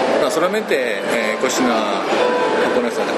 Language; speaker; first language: Spanish; non-native, learner; Japanese